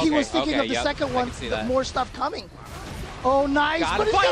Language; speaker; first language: English; native; English